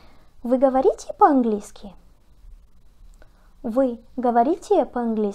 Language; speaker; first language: Russian; non-native, learner; Portuguese